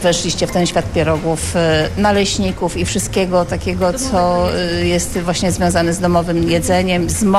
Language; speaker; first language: Polish; native; Polish